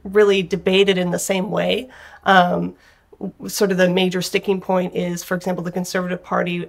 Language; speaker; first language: English; native; English